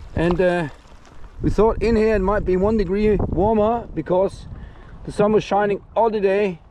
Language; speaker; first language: English; non-native, fluent; Danish